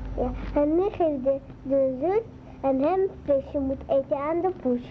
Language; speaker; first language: Dutch; early bilingual, other home language; Arabic